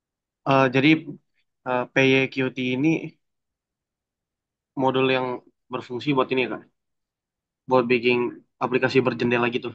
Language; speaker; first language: Indonesian; native; Indonesian